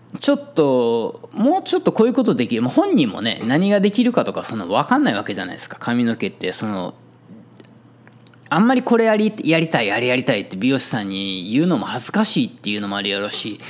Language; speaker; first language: Japanese; native; Japanese